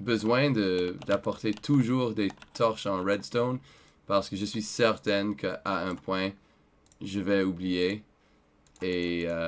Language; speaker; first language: French; non-native, learner; English